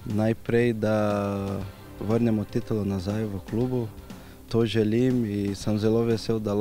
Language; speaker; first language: Slovenian; non-native, learner; Portuguese